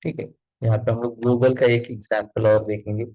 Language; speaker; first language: Hindi; non-native, local second language; Marathi